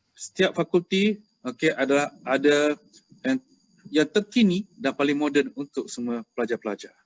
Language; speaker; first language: Malay; native; Malay